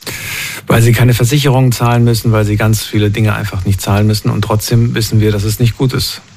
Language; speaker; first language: German; native; German